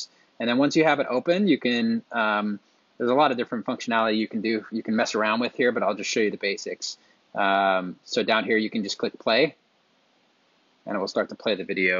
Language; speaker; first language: English; native; English